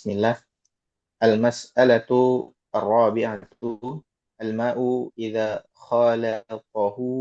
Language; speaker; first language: Arabic; non-native, learner; Indonesian